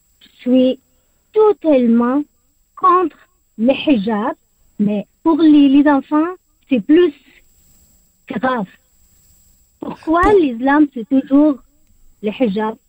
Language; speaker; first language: French; non-native, learner; Arabic